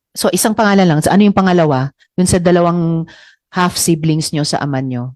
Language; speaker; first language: Filipino; native; Filipino